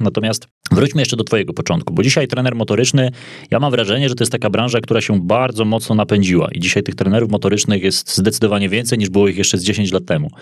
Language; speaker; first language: Polish; native; Polish